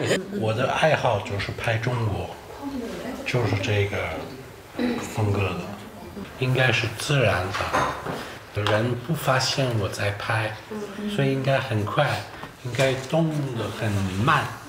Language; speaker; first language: Chinese; non-native, fluent; French